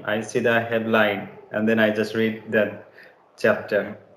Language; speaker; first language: English; non-native, learner; Bangla